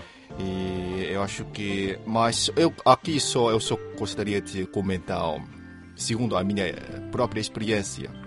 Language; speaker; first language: Portuguese; non-native, fluent; Chinese